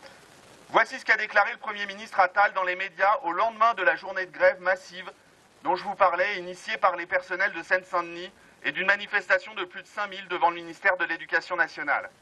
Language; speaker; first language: French; native; French